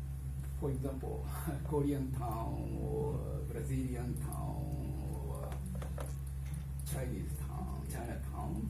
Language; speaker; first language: English; non-native, fluent; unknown